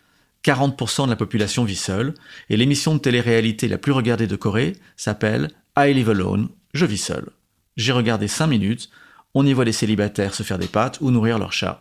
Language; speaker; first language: French; native; French